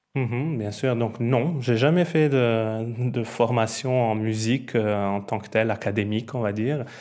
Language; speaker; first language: French; non-native, fluent; Italian